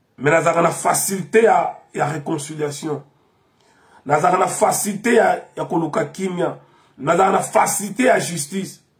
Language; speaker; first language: Lingala; non-native, local second language; Kongo